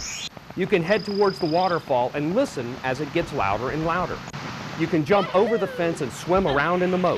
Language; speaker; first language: English; native; English